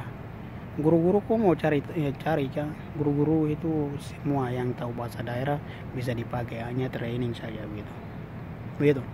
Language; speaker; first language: Indonesian; non-native, local second language; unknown